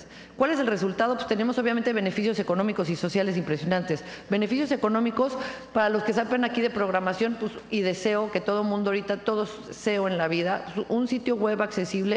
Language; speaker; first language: Spanish; native; Spanish